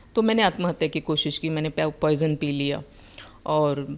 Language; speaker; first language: Hindi; non-native, local second language; Marathi